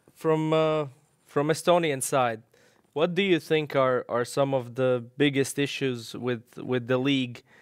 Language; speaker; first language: English; non-native, fluent; Latvian